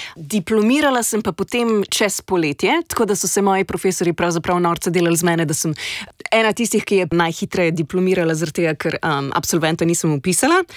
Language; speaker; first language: Slovenian; native; Slovenian